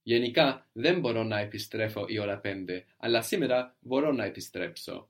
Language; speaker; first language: Greek; non-native, fluent; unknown